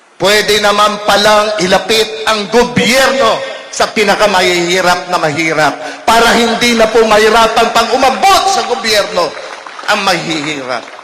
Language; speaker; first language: Filipino; native; Filipino